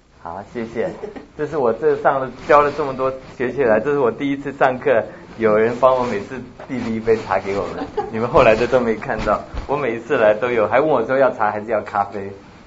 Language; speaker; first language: Chinese; native; Chinese